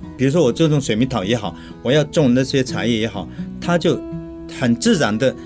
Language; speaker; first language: Chinese; native; Chinese